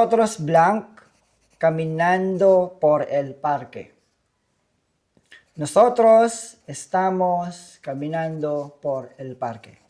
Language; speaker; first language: Spanish; non-native, learner; Filipino